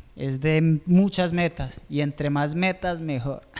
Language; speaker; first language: Spanish; native; Spanish